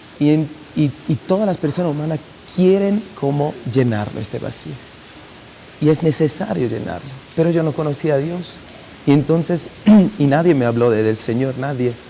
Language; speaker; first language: Spanish; non-native, fluent; Italian